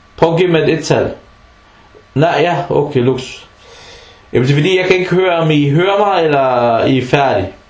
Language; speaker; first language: Danish; non-native, fluent; Arabic